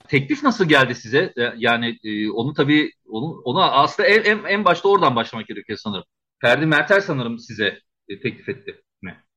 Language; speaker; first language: Turkish; native; Turkish